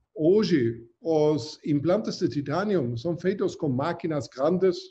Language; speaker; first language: Portuguese; non-native, fluent; German